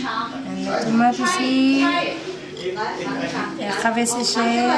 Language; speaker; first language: French; non-native, learner; Thai